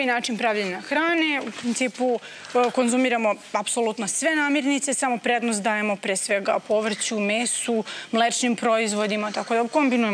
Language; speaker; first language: Serbian; native; Serbian